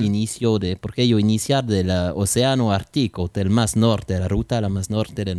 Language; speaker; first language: Spanish; non-native, learner; French